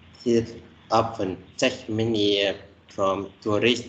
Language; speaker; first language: English; non-native, learner; Vietnamese